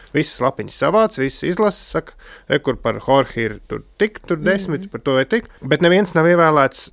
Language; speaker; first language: Latvian; native; Latvian